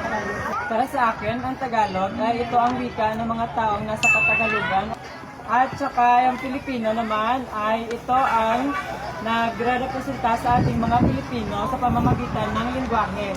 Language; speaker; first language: Filipino; non-native, local second language; Hiligaynon